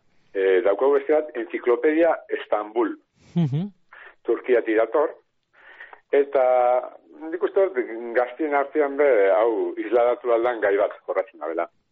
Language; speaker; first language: Basque; native; Basque